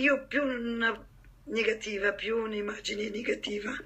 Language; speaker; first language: Italian; non-native, fluent; French